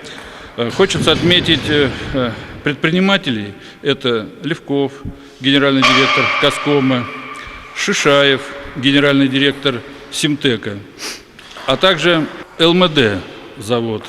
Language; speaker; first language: Russian; native; Russian